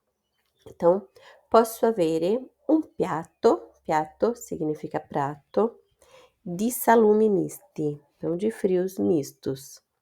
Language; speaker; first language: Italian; non-native, fluent; Portuguese